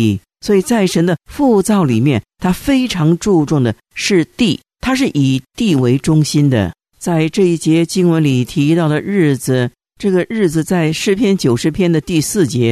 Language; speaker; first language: Chinese; native; Chinese